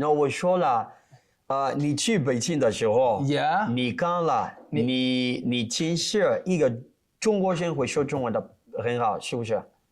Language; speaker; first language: Chinese; non-native, learner; Portuguese